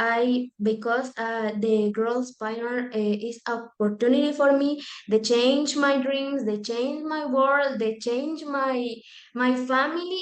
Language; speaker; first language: English; non-native, learner; Spanish